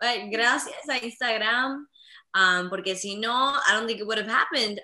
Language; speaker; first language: English; early bilingual, other home language; Spanish